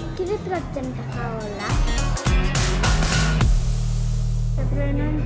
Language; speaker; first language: Greek; early bilingual, heritage; Greek